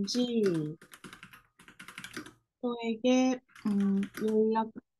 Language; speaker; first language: Korean; non-native, learner; Japanese